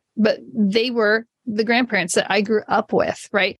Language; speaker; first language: English; native; English